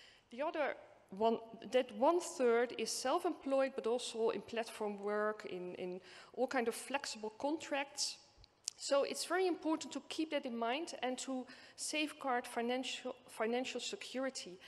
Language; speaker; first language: English; non-native, fluent; Dutch